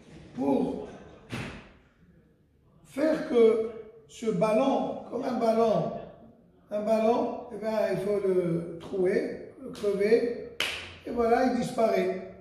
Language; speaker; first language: French; native; French